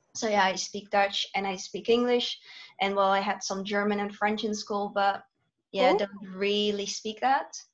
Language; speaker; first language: English; non-native, fluent; Dutch